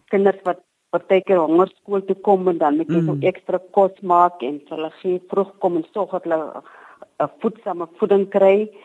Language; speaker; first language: Afrikaans; native; Afrikaans